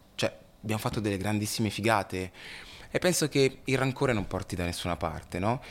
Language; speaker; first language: Italian; early bilingual, other home language; Lingala